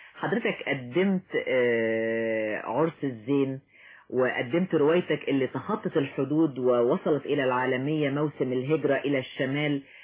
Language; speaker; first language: Arabic; native; Arabic